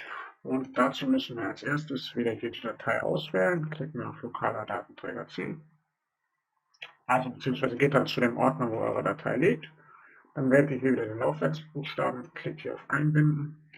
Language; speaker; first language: German; native; German